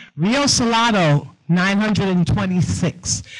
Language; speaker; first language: English; native; English